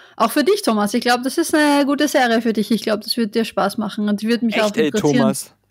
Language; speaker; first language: German; native; German